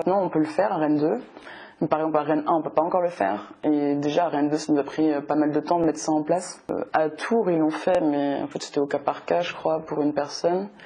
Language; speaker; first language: French; native; French